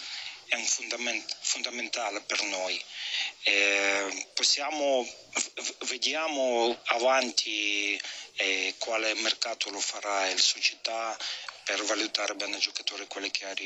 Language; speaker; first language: Italian; non-native, fluent; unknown